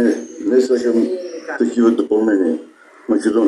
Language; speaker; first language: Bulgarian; non-native, local second language; Macedonian